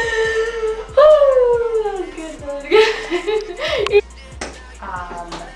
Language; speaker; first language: English; native; English